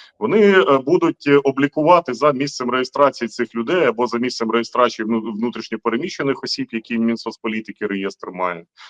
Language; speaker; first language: Ukrainian; native; Ukrainian